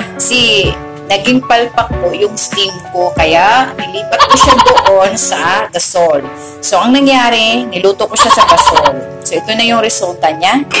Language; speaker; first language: Filipino; non-native, local second language; Cebuano